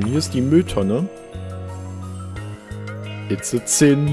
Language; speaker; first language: German; native; German